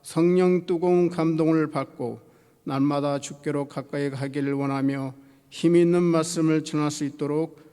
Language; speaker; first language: Korean; native; Korean